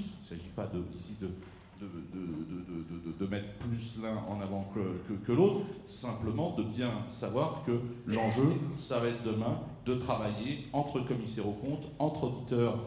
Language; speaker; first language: French; native; French